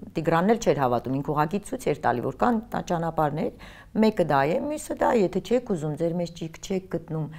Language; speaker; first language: Armenian; native; Armenian